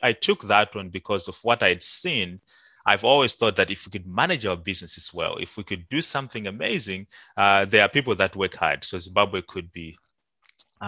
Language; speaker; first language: English; non-native, local second language; Shona